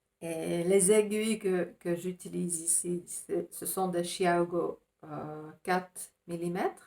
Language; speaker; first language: French; non-native, fluent; Finnish